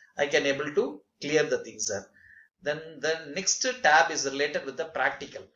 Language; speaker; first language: English; non-native, local second language; Tamil